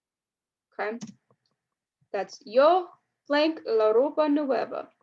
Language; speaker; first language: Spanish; non-native, fluent; English